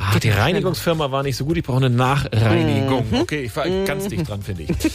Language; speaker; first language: German; native; German